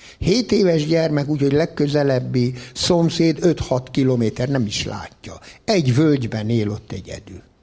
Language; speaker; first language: Hungarian; native; Hungarian